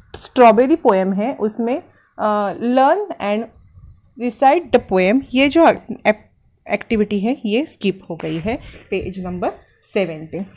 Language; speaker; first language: Hindi; non-native, local second language; Marathi